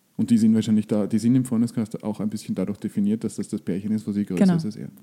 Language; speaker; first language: German; native; German